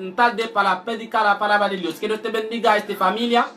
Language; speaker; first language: Spanish; non-native, learner; Haitian Creole